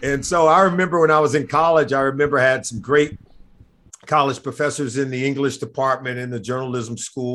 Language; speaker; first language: English; native; English